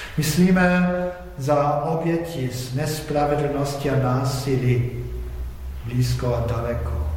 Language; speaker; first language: Czech; non-native, fluent; Polish